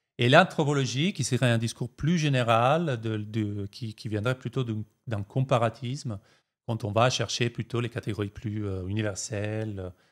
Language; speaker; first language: French; non-native, fluent; Italian